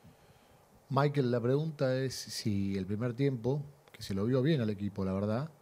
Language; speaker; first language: Spanish; native; Spanish